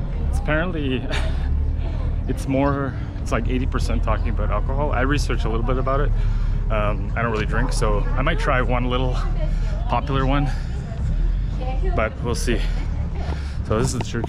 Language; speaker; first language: English; native; English